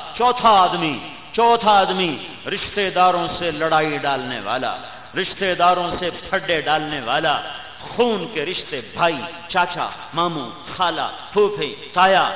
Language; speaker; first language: Urdu; non-native, local second language; Punjabi